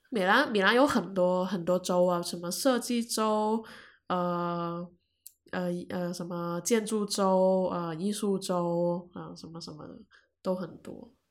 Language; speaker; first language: Chinese; non-native, local second language; Cantonese